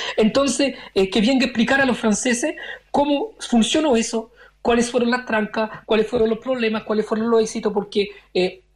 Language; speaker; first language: Spanish; early bilingual, other home language; French